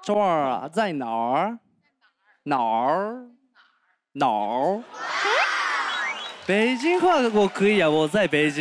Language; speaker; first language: Chinese; non-native, learner; Japanese